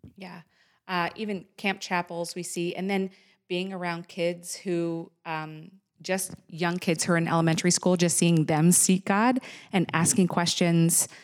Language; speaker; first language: English; native; English